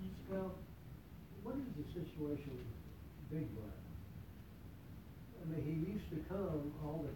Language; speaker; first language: English; native; English